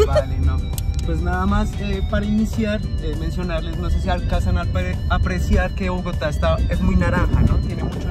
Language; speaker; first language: Spanish; native; Spanish